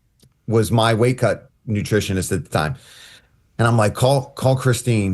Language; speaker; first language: English; native; English